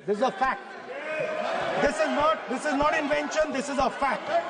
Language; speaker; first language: English; non-native, local second language; Hindi